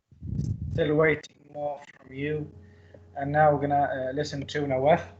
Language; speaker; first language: English; non-native, fluent; Arabic